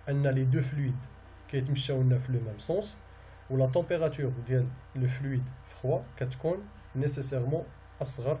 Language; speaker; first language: French; non-native, local second language; Arabic